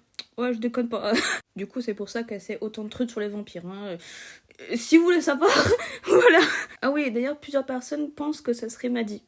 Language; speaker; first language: French; native; French